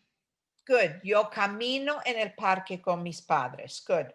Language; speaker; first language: Spanish; non-native, fluent; English